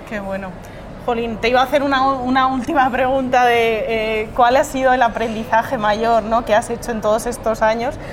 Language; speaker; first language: Spanish; native; Spanish